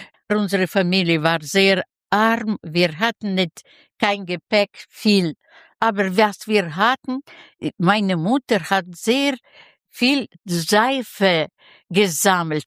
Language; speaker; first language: German; non-native, learner; Russian